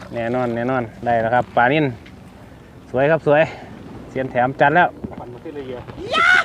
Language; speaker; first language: Thai; native; Thai